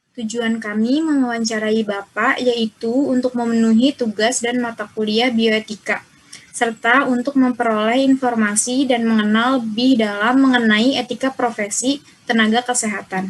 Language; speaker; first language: Indonesian; native; Indonesian